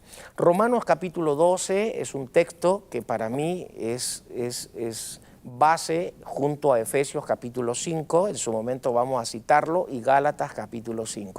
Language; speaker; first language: Spanish; native; Spanish